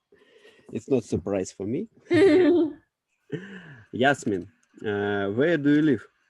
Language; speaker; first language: English; non-native, learner; Russian